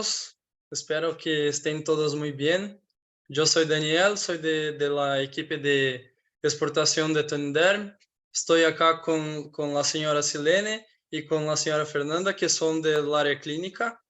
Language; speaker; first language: Spanish; non-native, fluent; Portuguese